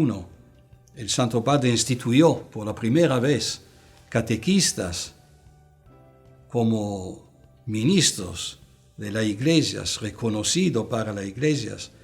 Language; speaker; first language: Spanish; non-native, fluent; Italian